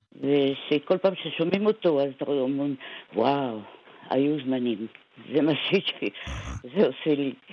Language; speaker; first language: Hebrew; non-native, fluent; French